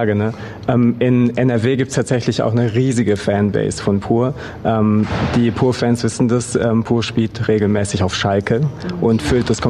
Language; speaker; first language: German; native; German